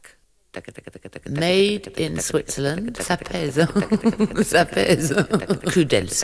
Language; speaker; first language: French; native; French